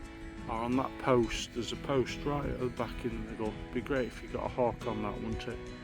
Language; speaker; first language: English; native; English